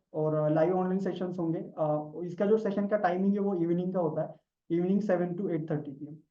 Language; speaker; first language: Hindi; non-native, local second language; Marathi